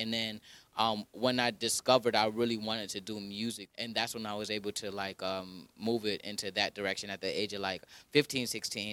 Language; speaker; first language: English; early bilingual, other home language; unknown